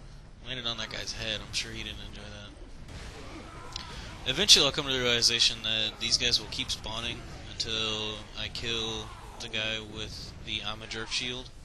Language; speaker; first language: English; native; English